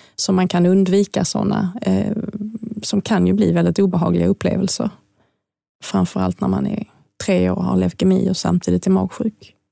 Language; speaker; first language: Swedish; native; Swedish